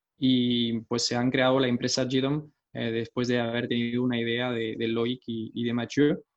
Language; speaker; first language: Spanish; early bilingual, heritage; Spanish